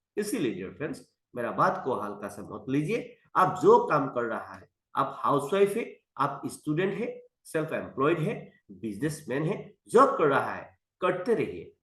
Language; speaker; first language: Hindi; non-native, local second language; Assamese